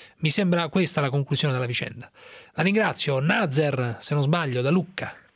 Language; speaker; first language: Italian; native; Italian